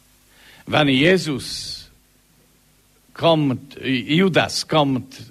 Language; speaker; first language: German; non-native, learner; Polish